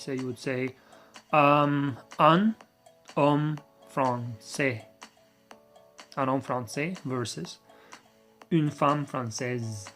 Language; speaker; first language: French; non-native, learner; English